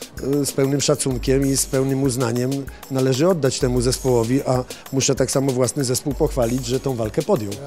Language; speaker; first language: Polish; native; Polish